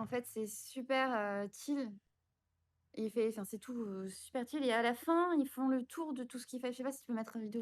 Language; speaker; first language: French; native; French